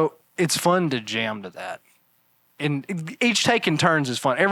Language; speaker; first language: English; native; English